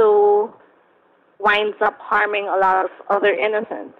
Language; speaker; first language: English; non-native, local second language; Filipino